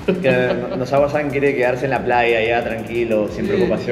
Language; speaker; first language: Spanish; native; Spanish